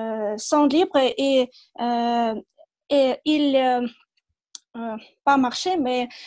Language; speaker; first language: French; non-native, learner; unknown